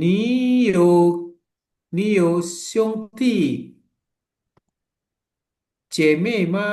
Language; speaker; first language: Chinese; non-native, learner; Indonesian